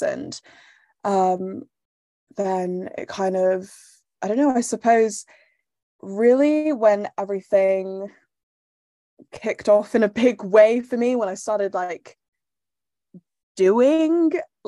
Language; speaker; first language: English; native; English